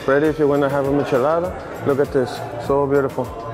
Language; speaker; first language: English; early bilingual, other home language; Spanish